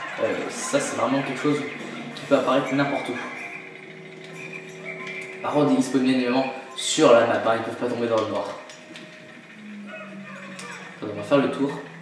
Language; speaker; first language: French; native; French